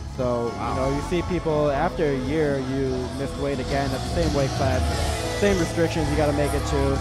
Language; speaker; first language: English; native; English